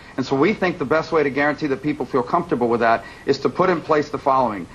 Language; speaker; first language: English; early bilingual, other home language; Spanish